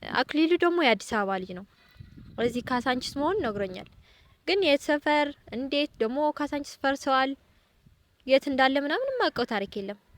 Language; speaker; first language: Amharic; non-native, local second language; Tigrinya